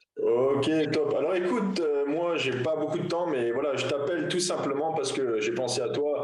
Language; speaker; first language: French; native; French